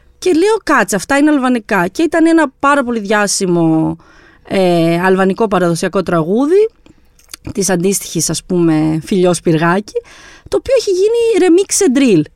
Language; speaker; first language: Greek; early bilingual, other home language; Albanian